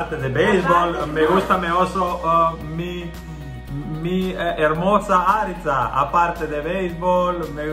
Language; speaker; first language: Spanish; non-native, learner; Croatian